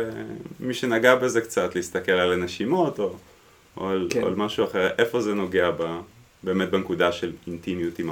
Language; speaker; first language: Hebrew; native; Hebrew